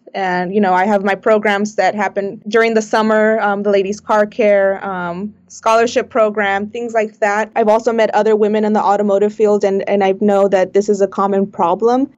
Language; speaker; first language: English; native; English